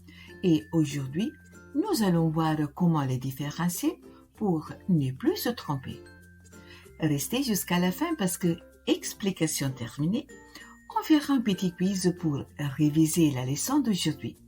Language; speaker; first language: French; non-native, fluent; Italian